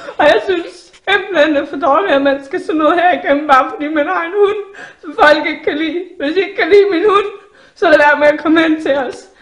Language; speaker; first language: Danish; native; Danish